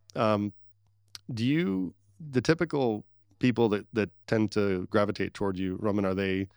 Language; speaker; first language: English; early bilingual, other home language; Arabic